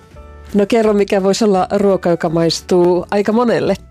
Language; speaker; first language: Finnish; native; Finnish